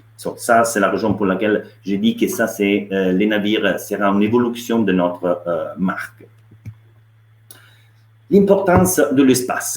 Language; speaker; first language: French; non-native, fluent; Italian